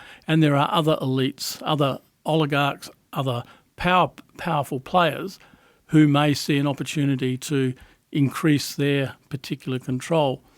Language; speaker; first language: English; native; English